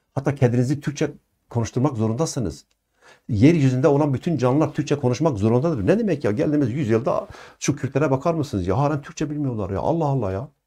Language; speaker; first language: Turkish; non-native, local second language; Kurdish